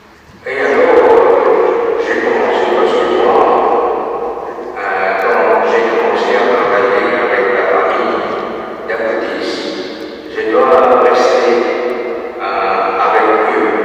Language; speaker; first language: French; non-native, local second language; Morisyen